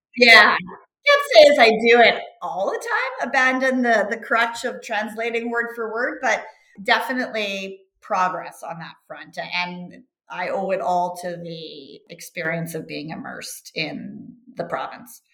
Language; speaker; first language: English; native; English